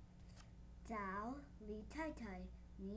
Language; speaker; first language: Chinese; non-native, learner; English